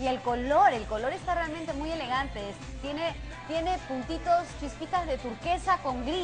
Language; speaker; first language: Spanish; native; Spanish